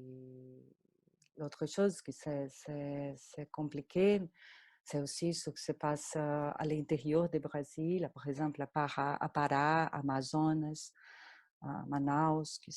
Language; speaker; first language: French; non-native, fluent; Portuguese